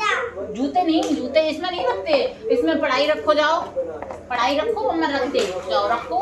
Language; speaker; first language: Hindi; native; Hindi